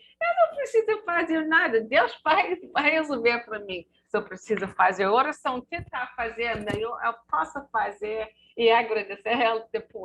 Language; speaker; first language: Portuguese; non-native, learner; English